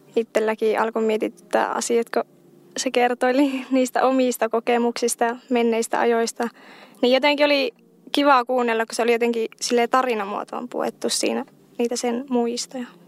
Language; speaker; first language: Finnish; native; Finnish